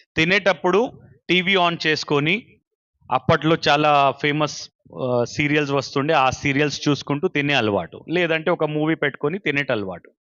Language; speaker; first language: Telugu; non-native, local second language; Urdu